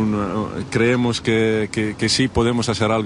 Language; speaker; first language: Spanish; non-native, fluent; Dutch